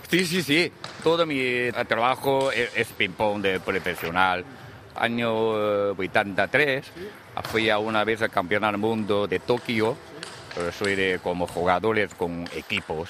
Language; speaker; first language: Spanish; non-native, learner; Chinese